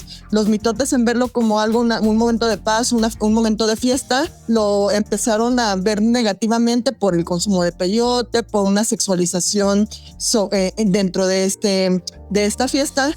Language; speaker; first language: Spanish; native; Spanish